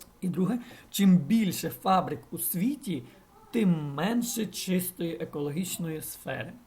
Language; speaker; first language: Ukrainian; non-native, local second language; Russian